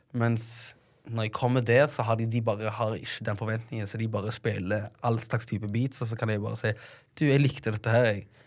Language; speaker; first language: Norwegian; early bilingual, other home language; Tigrinya